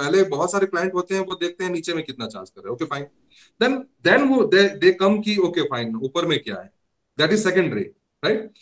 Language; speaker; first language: Hindi; native; Hindi